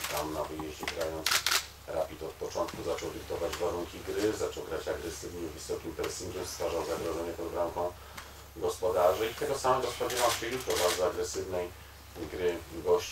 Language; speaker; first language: Polish; native; Polish